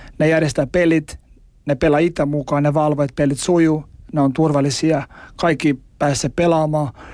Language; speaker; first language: Finnish; non-native, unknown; Albanian